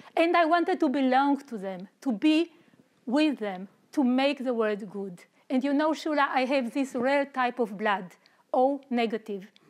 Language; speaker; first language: English; non-native, fluent; Romanian